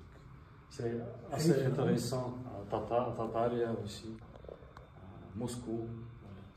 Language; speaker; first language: French; non-native, fluent; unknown